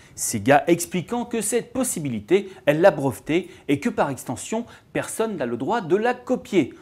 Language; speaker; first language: French; native; French